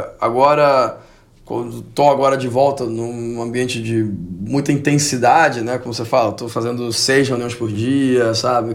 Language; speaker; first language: Portuguese; non-native, fluent; Spanish